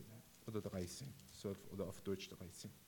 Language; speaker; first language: German; non-native, learner; Persian